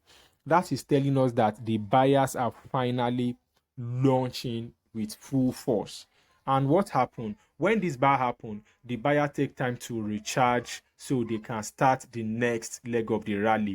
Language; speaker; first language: English; native; English